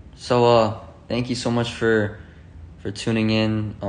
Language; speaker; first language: English; early bilingual, other home language; Korean